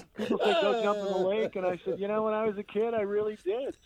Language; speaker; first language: English; native; English